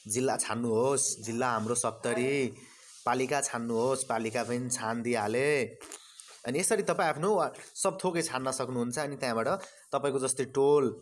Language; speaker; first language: Nepali; non-native, local second language; Maithili